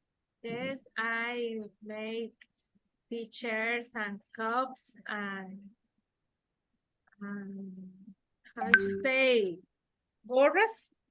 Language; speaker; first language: English; non-native, learner; Spanish